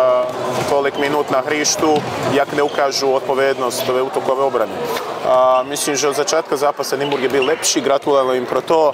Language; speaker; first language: Czech; non-native, learner; Croatian